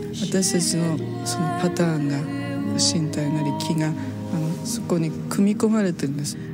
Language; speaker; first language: Japanese; native; Japanese